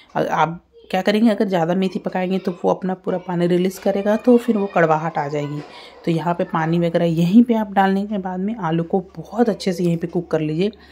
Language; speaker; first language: Hindi; native; Hindi